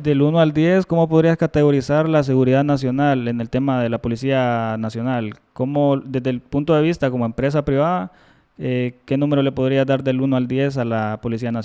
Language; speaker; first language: Spanish; native; Spanish